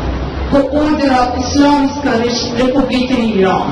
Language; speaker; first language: Swedish; non-native, fluent; Persian